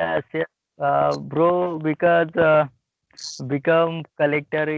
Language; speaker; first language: English; non-native, learner; Marathi